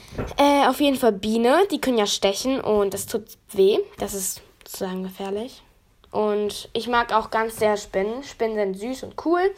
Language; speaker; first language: German; native; German